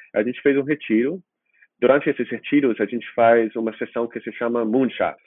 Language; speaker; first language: Portuguese; non-native, fluent; English